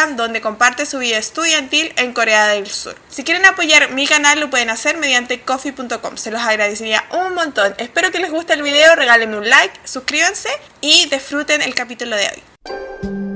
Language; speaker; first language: Spanish; native; Spanish